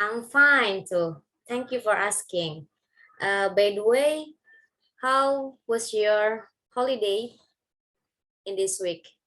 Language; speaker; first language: English; non-native, learner; Indonesian